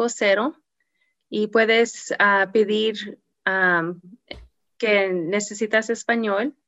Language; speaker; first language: Spanish; non-native, learner; English